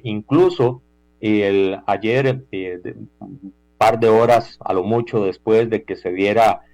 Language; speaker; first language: Spanish; native; Spanish